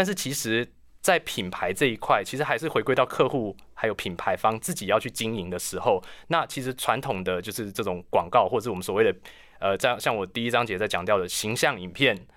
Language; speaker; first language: Chinese; native; Chinese